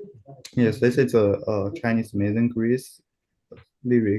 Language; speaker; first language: English; non-native, learner; Chinese